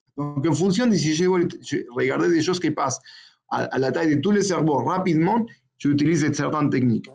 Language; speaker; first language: French; non-native, fluent; Spanish